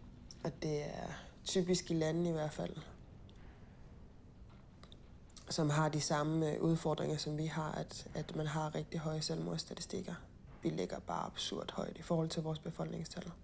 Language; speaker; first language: Danish; native; Danish